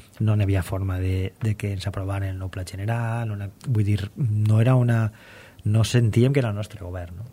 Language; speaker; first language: Catalan; non-native, local second language; Spanish